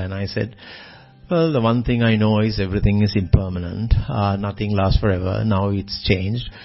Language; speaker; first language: English; non-native, local second language; Sinhala